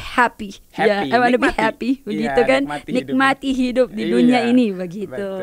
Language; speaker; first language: Indonesian; non-native, learner; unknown